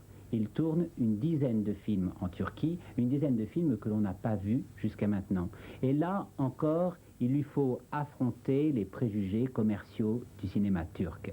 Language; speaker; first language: French; native; French